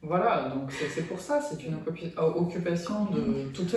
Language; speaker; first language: French; non-native, fluent; Russian